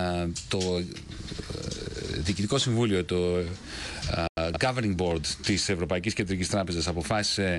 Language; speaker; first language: Greek; native; Greek